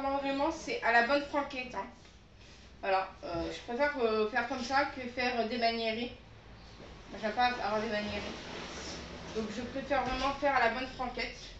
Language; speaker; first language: French; native; French